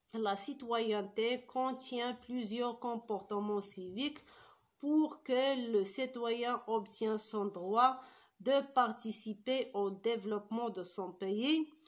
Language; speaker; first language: French; non-native, local second language; Arabic